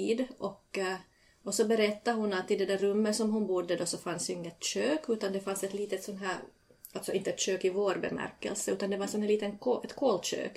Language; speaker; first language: Swedish; native; Swedish